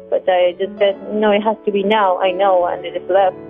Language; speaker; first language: English; non-native, fluent; Japanese